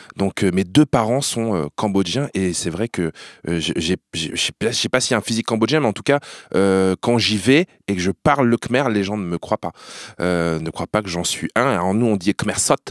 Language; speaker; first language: French; native; French